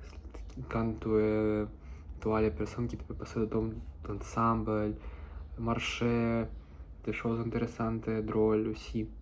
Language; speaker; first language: French; non-native, learner; Russian